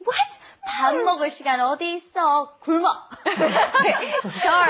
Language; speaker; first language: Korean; non-native, fluent; English